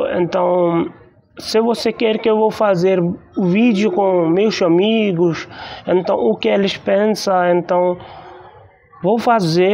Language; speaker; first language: Portuguese; non-native, learner; Hindi